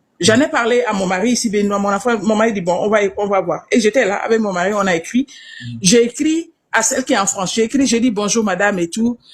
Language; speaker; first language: French; non-native, local second language; Wolof